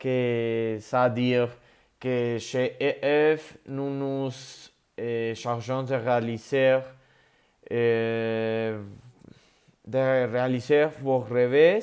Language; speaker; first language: French; non-native, learner; Spanish